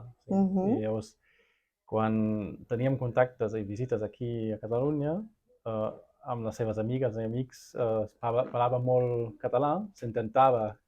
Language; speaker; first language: Catalan; non-native, fluent; German